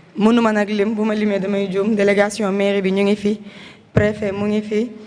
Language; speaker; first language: Wolof; non-native, local second language; Jola-Fonyi